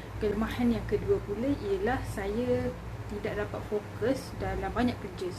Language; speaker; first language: Malay; native; Malay